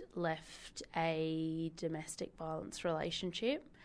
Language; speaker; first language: English; native; English